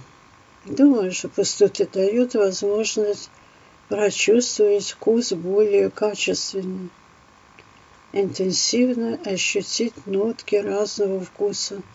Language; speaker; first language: Russian; native; Russian